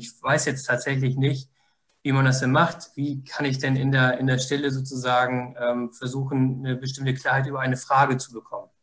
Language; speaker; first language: German; native; German